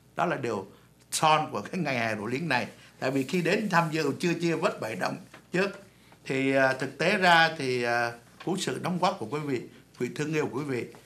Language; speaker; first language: Vietnamese; native; Vietnamese